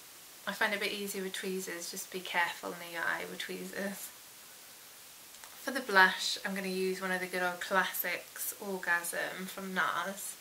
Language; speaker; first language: English; native; English